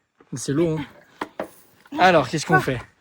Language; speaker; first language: French; native; French